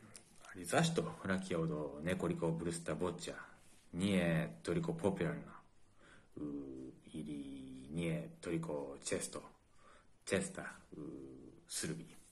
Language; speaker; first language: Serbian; non-native, learner; Japanese